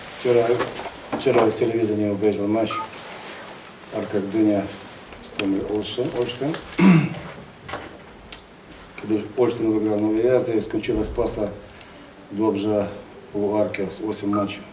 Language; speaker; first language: Polish; non-native, learner; Ukrainian